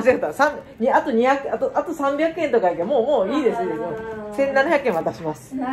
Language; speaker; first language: Japanese; native; Japanese